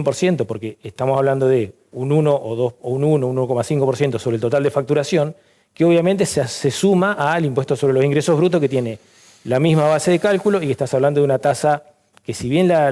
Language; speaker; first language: Spanish; native; Spanish